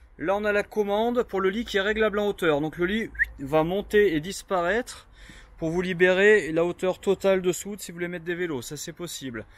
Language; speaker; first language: French; native; French